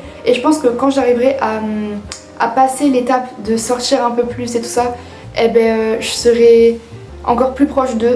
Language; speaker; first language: French; native; French